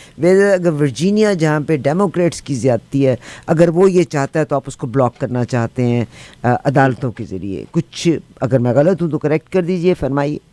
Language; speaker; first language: Urdu; native; Urdu